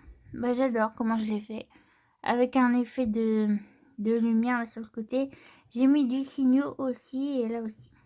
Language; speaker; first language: French; native; French